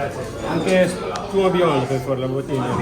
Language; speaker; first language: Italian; non-native, learner; English